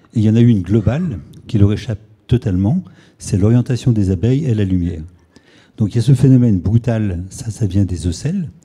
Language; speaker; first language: French; native; French